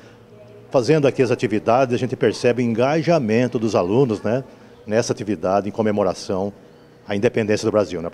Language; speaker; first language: Portuguese; native; Portuguese